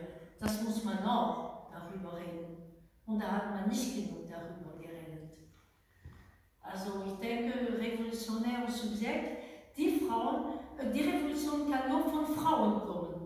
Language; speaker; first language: German; non-native, fluent; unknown